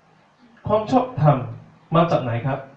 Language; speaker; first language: Thai; non-native, fluent; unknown